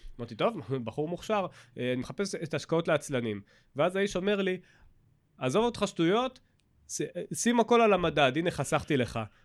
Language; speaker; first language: Hebrew; native; Hebrew